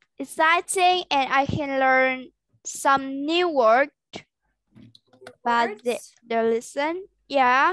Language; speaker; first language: English; non-native, learner; Vietnamese